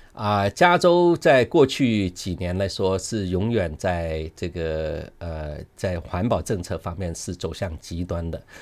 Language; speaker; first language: Chinese; non-native, local second language; Cantonese